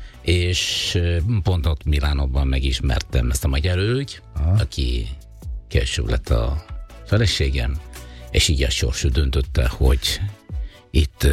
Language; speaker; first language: Hungarian; non-native, learner; Italian